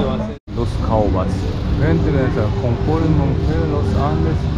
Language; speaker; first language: Spanish; non-native, learner; Japanese